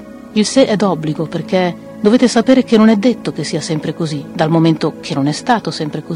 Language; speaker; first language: Italian; native; Italian